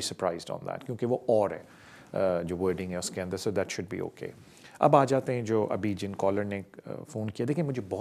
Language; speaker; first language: Urdu; native; Urdu